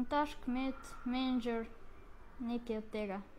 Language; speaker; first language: Slovenian; non-native, learner; Russian